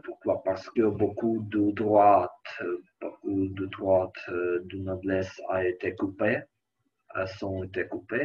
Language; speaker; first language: French; non-native, learner; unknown